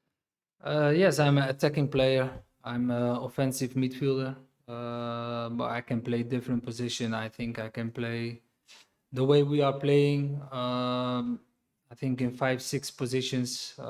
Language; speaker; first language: English; non-native, fluent; Dutch